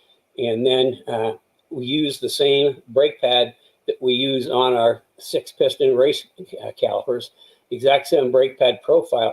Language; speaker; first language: English; native; English